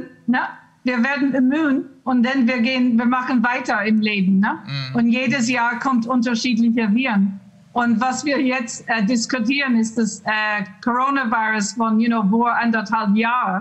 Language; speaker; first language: German; non-native, learner; English